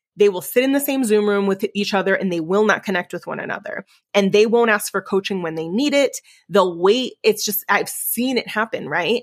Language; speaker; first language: English; early bilingual, other home language; Spanish